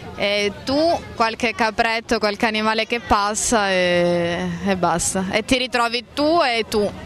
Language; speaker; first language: Italian; native; Italian